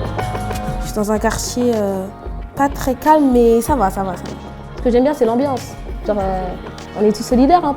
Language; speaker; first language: French; early bilingual, other home language; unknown